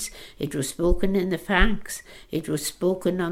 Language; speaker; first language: English; non-native, local second language; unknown